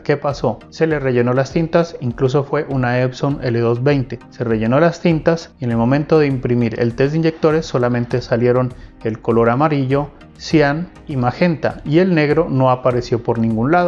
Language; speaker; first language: Spanish; native; Spanish